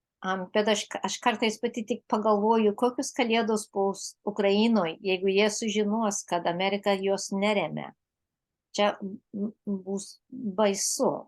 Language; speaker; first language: Lithuanian; early bilingual, heritage; Lithuanian